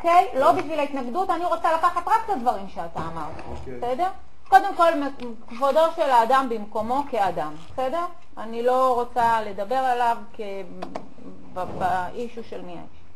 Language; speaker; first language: Hebrew; native; Hebrew